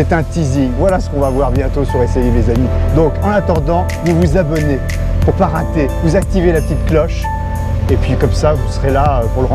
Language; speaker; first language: French; native; French